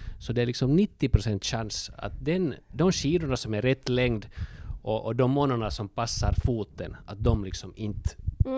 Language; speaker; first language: Swedish; native; Swedish